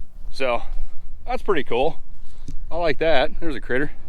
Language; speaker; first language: English; native; English